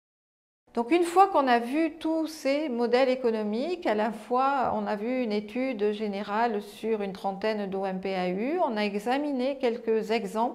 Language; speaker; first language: French; native; French